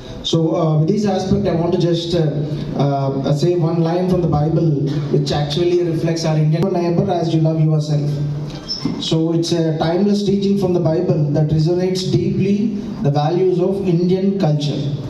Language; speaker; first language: English; non-native, local second language; Telugu